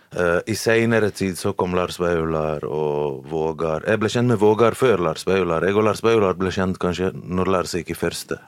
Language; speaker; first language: Norwegian; early bilingual, other home language; Bosnian